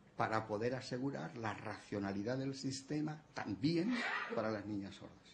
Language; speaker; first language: Spanish; non-native, local second language; Catalan